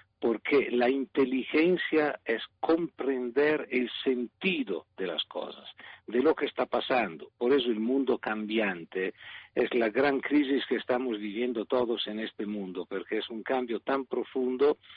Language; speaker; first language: Spanish; non-native, fluent; Italian